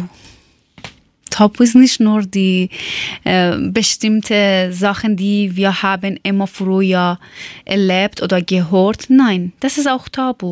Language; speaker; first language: German; non-native, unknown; Persian